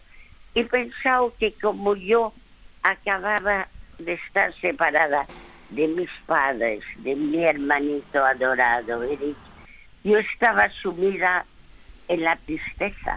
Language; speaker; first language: Spanish; early bilingual, other home language; French